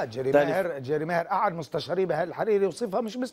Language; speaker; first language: Arabic; native; Arabic